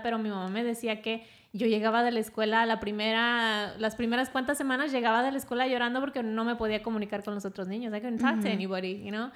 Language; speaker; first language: Spanish; early bilingual, heritage; Spanish